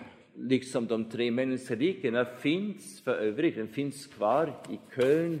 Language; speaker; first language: Swedish; non-native, fluent; German